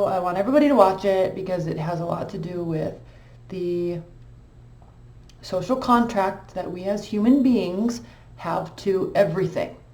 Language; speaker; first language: English; native; English